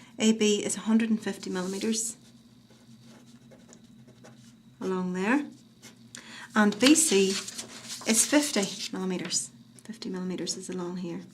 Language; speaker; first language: English; native; English